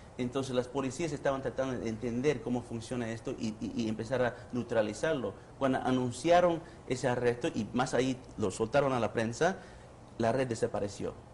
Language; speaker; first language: Spanish; early bilingual, heritage; Spanish